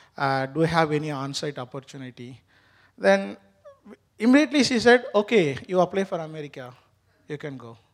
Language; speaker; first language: English; non-native, local second language; Tamil